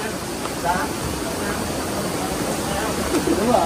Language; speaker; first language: Vietnamese; native; Vietnamese